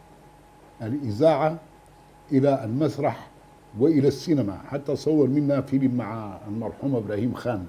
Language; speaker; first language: Arabic; native; Arabic